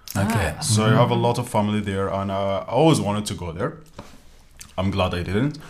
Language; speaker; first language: English; non-native, fluent; Arabic